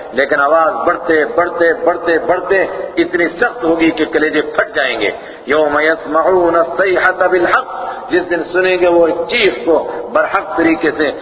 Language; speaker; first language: Urdu; non-native, local second language; Punjabi